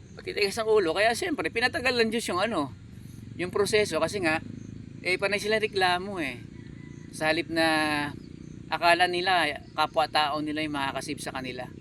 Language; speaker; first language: Filipino; native; Filipino